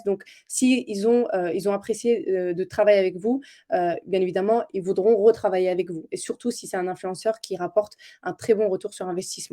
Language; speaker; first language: French; native; French